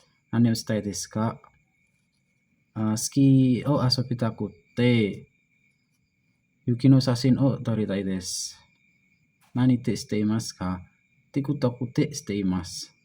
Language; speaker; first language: Japanese; non-native, learner; Indonesian